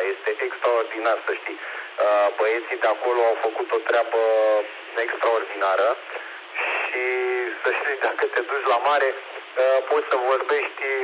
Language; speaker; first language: Romanian; native; Romanian